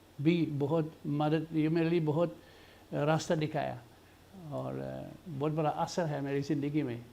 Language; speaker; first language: Hindi; non-native, fluent; English